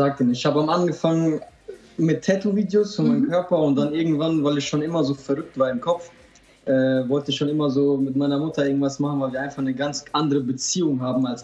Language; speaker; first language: German; early bilingual, other home language; Albanian